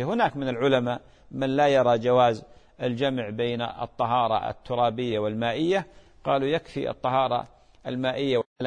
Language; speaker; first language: Arabic; native; Arabic